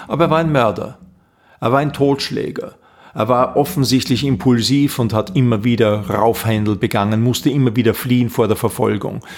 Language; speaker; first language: German; native; German